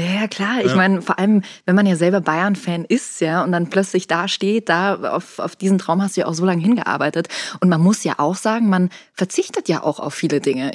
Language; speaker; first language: German; native; German